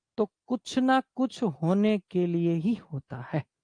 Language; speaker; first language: Hindi; non-native, local second language; Gujarati